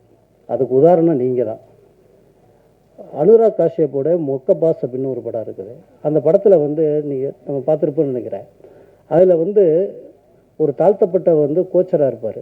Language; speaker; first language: Tamil; native; Tamil